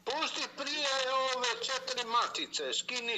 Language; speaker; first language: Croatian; non-native, learner; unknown